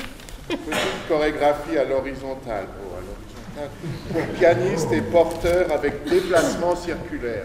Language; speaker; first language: French; native; French